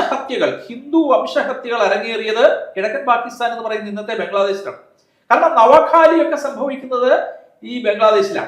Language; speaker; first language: Malayalam; native; Malayalam